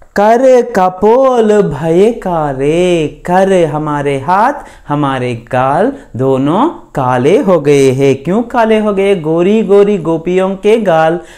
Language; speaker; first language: Hindi; non-native, local second language; Kannada